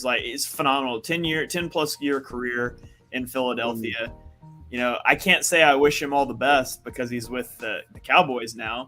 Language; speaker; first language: English; native; English